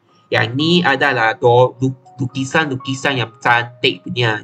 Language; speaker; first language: Malay; non-native, local second language; Chinese